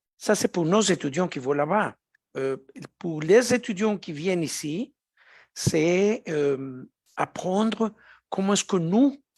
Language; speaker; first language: French; non-native, fluent; Spanish